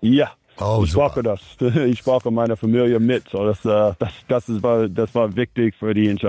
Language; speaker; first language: German; non-native, fluent; English